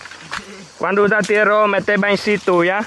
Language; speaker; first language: Portuguese; non-native, learner; Vietnamese